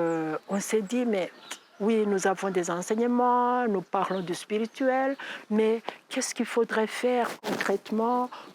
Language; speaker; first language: French; non-native, local second language; Rundi